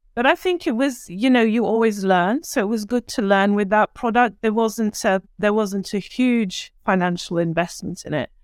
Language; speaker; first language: English; early bilingual, other home language; Turkish